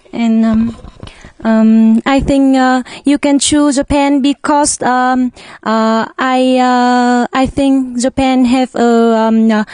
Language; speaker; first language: English; non-native, learner; Vietnamese